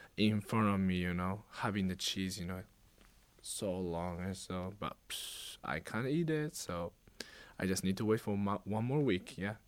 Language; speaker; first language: English; non-native, fluent; Japanese